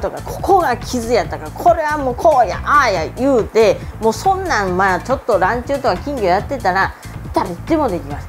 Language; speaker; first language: Japanese; native; Japanese